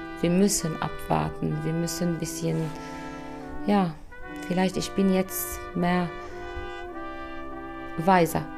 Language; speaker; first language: German; non-native, fluent; Arabic